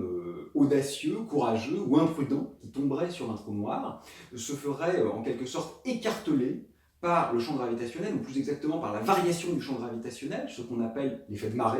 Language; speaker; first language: French; native; French